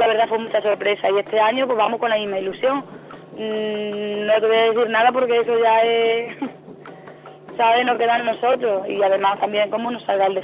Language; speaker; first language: Spanish; native; Spanish